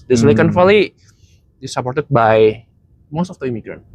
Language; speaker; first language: English; non-native, fluent; Indonesian